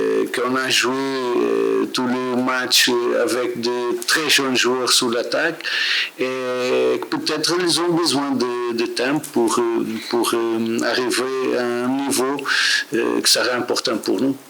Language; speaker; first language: French; non-native, learner; Portuguese